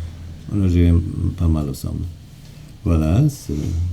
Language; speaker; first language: French; non-native, fluent; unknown